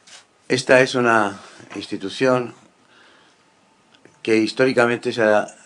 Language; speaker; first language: Spanish; native; Spanish